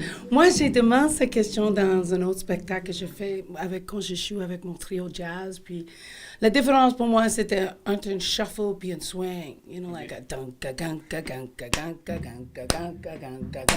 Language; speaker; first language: French; non-native, fluent; English